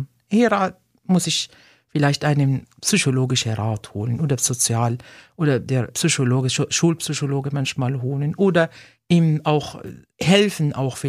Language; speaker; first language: German; non-native, fluent; Arabic